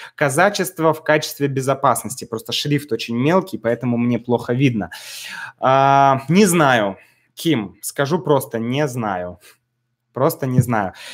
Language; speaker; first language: Russian; native; Russian